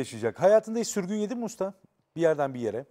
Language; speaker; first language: Turkish; native; Turkish